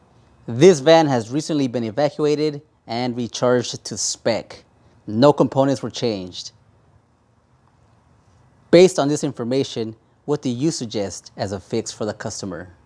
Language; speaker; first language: English; native; English